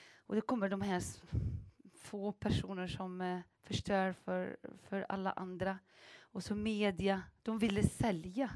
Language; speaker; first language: Swedish; non-native, fluent; Arabic